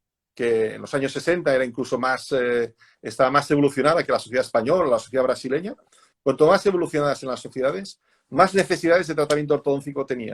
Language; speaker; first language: Spanish; native; Spanish